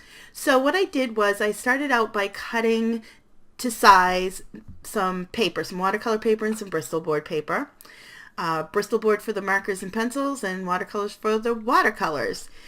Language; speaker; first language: English; native; English